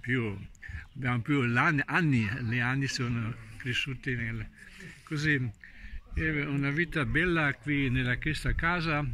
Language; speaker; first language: Italian; non-native, learner; Slovenian